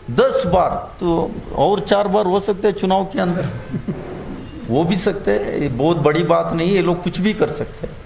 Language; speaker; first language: Hindi; non-native, local second language; Kannada